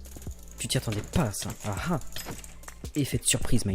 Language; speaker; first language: French; native; French